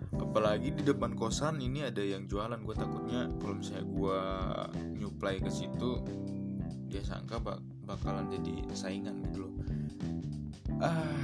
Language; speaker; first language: Indonesian; native; Indonesian